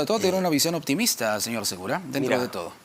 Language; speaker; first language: Spanish; native; Spanish